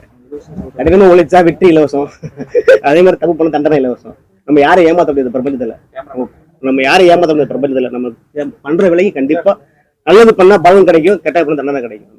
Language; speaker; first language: Tamil; native; Tamil